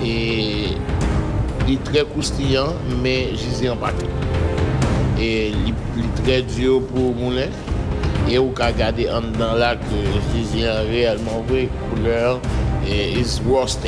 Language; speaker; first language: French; non-native, local second language; Haitian Creole